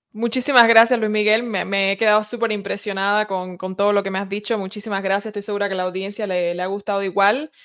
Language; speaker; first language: Spanish; early bilingual, heritage; Spanish